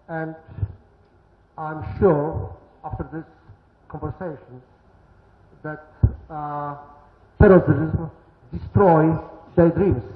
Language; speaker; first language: English; non-native, learner; Polish